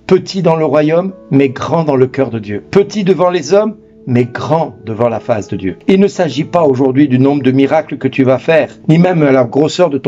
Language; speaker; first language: French; native; French